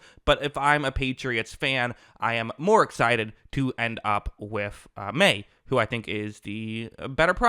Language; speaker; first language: English; native; English